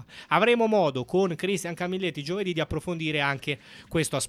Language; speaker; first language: Italian; native; Italian